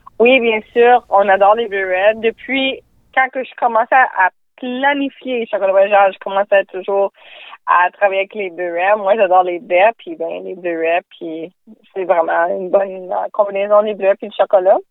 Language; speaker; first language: French; native; French